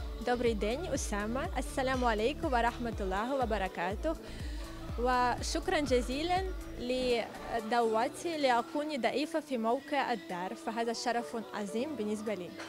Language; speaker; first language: Arabic; non-native, fluent; Ukrainian